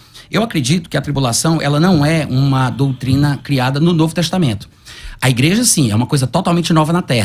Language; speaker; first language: Portuguese; native; Portuguese